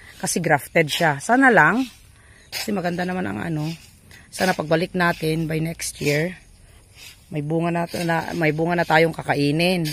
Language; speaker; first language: Filipino; non-native, local second language; Iloko